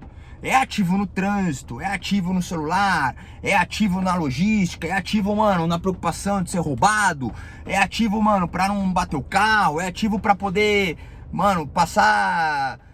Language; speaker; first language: Portuguese; native; Portuguese